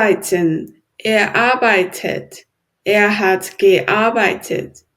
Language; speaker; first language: German; non-native, learner; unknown